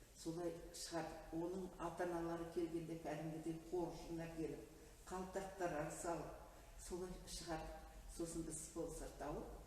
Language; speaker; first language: Kazakh; native; Kazakh